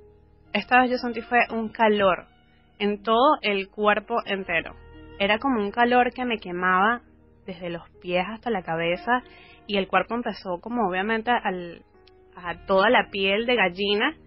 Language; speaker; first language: Spanish; native; Spanish